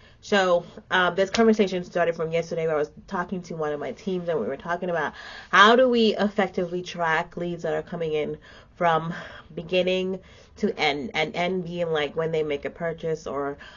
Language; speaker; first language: English; native; English